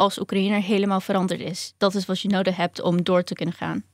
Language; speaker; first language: Dutch; early bilingual, other home language; Ukrainian